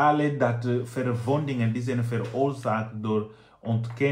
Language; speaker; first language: Dutch; non-native, fluent; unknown